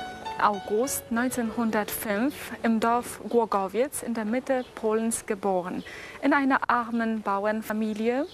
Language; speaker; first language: German; non-native, fluent; Polish